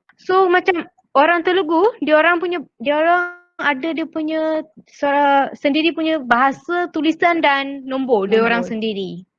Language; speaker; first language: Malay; non-native, local second language; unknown